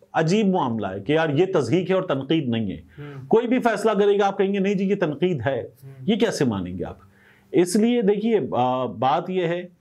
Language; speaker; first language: Urdu; native; Urdu